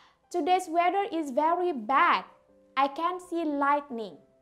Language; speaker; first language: English; non-native, fluent; Indonesian